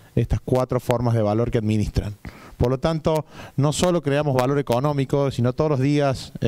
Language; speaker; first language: Spanish; native; Spanish